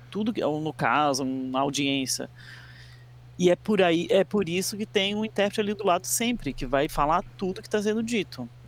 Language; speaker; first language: Portuguese; early bilingual, other home language; English